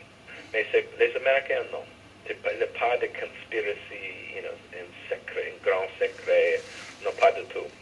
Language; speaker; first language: French; non-native, fluent; English